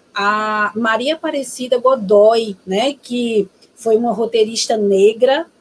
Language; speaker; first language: Portuguese; native; Portuguese